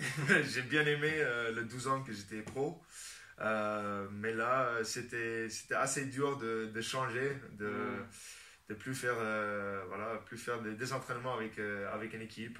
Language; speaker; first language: French; non-native, fluent; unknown